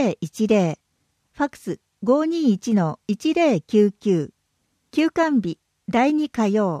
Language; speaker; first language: Japanese; native; Japanese